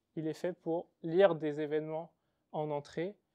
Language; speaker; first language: French; native; French